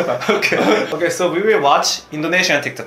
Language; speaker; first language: English; non-native, fluent; Korean